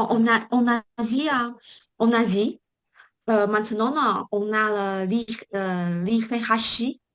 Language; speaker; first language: French; non-native, learner; Chinese